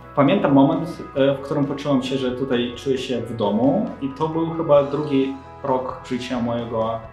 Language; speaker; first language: Polish; non-native, fluent; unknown